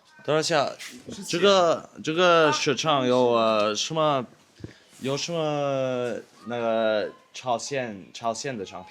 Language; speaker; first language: Chinese; non-native, learner; English